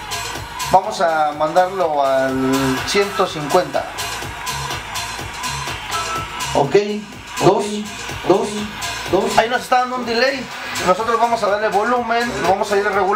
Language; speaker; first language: Spanish; native; Spanish